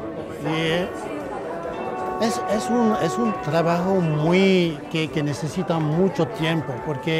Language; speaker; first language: Spanish; non-native, fluent; French